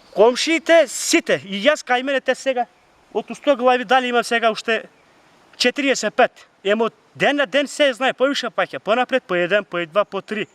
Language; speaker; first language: Macedonian; non-native, local second language; Turkish